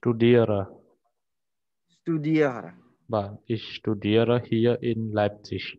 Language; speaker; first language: German; non-native, fluent; Khmer